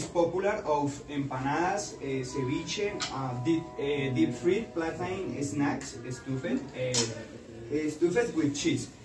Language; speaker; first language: English; non-native, learner; Spanish